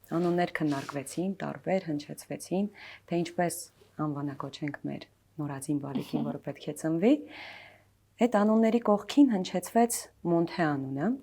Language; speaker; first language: Armenian; native; Armenian